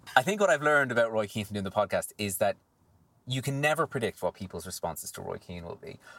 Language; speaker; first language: English; native; English